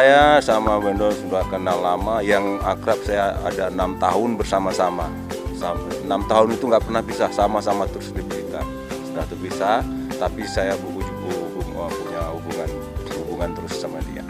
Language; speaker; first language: Indonesian; non-native, local second language; Minangkabau